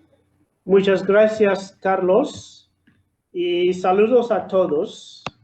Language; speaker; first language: Spanish; non-native, fluent; Southern Sotho